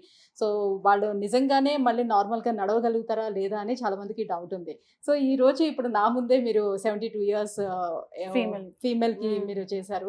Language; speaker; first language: Telugu; native; Telugu